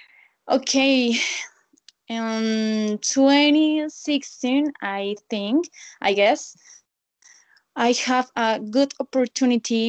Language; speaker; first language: English; non-native, learner; Spanish